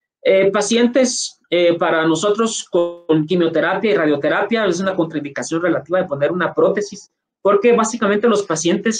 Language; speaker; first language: Spanish; native; Spanish